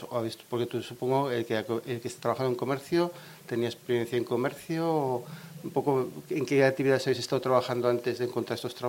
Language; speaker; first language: Spanish; native; Spanish